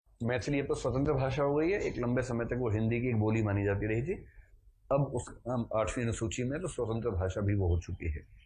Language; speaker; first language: Hindi; native; Hindi